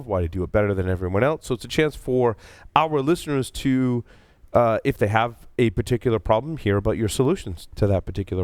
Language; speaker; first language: English; native; English